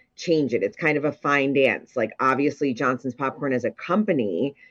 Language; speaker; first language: English; native; English